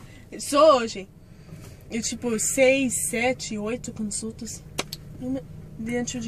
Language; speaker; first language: Portuguese; non-native, fluent; English